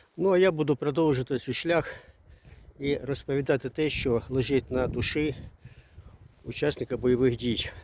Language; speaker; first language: Ukrainian; non-native, local second language; Russian